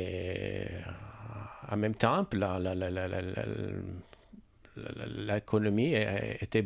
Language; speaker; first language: French; non-native, learner; Italian